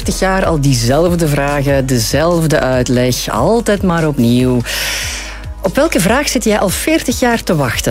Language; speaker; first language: Dutch; native; Dutch